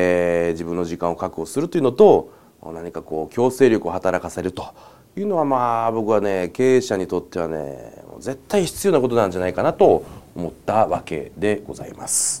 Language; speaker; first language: Japanese; native; Japanese